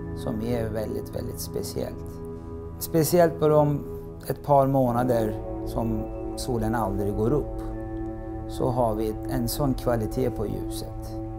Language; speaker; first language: Swedish; non-native, fluent; Turkish